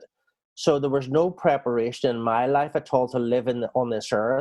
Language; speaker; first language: English; native; English